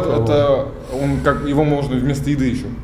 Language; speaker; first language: Russian; native; Russian